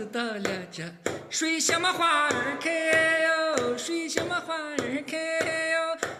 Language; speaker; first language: Chinese; native; Chinese